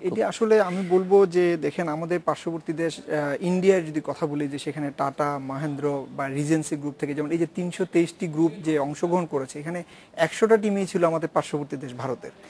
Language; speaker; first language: Bangla; native; Bangla